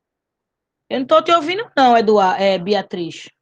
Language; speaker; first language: Portuguese; native; Portuguese